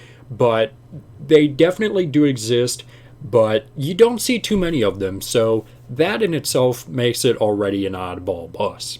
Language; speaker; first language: English; native; English